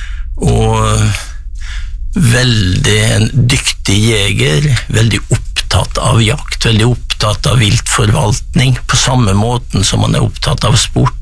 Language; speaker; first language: Norwegian; native; Norwegian